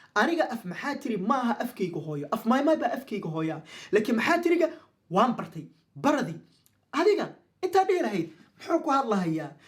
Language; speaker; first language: Somali; non-native, local second language; Maay